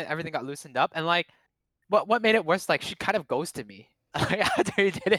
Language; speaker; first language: English; non-native, fluent; Cantonese